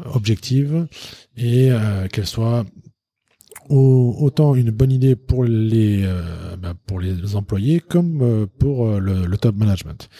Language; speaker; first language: French; native; French